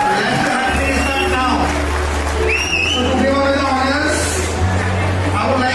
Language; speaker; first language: English; non-native, local second language; Telugu